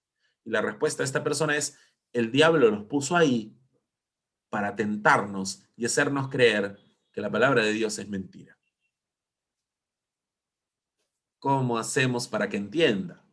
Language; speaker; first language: Spanish; native; Spanish